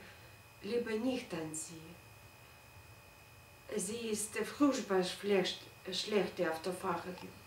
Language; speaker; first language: German; non-native, learner; Russian